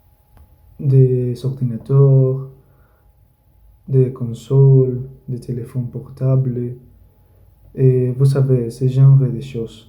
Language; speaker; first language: French; non-native, learner; Spanish